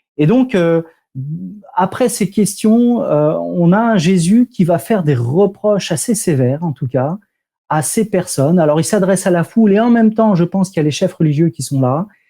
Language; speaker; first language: French; native; French